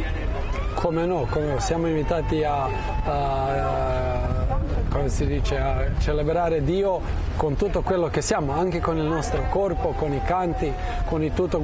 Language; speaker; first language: Italian; non-native, fluent; Croatian